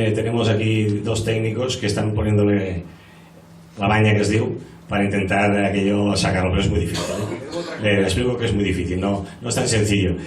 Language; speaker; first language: Spanish; non-native, local second language; Catalan